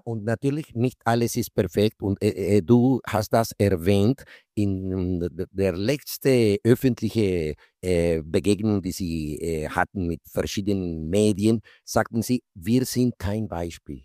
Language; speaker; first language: German; non-native, fluent; Spanish